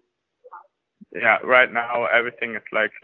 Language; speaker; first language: English; non-native, fluent; German